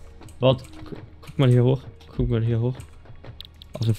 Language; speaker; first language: German; native; German